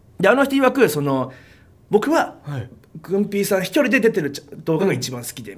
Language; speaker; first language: Japanese; native; Japanese